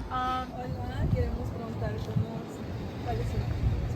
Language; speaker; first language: Spanish; early bilingual, heritage; Spanish